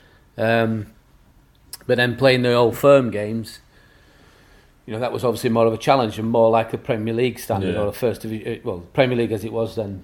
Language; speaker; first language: English; native; English